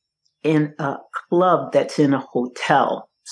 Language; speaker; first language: English; native; English